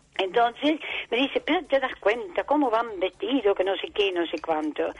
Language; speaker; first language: Spanish; non-native, fluent; Dutch